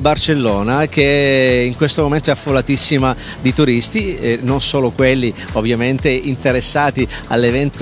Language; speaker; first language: Italian; native; Italian